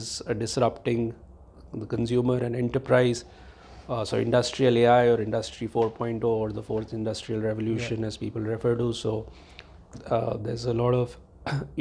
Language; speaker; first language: English; non-native, local second language; Hindi